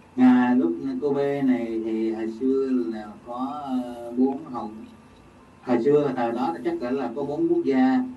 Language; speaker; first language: Vietnamese; native; Vietnamese